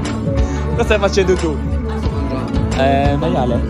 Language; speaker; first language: Italian; non-native, learner; Arabic